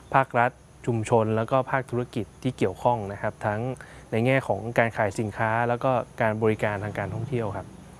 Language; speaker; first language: Thai; native; Thai